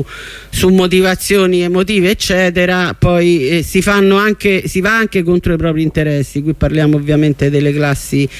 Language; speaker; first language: Italian; native; Italian